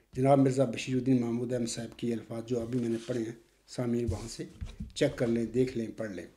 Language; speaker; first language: Urdu; native; Urdu